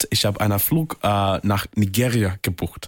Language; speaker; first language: German; non-native, fluent; English